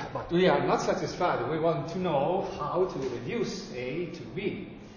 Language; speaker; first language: English; non-native, fluent; Italian